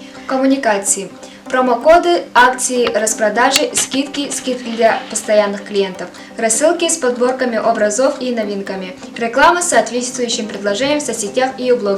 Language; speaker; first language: Russian; non-native, local second language; Yakut